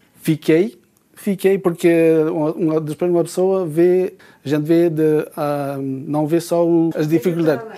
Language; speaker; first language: Portuguese; early bilingual, heritage; Portuguese